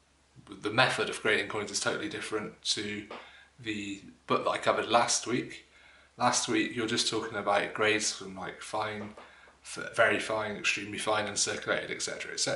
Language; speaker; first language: English; native; English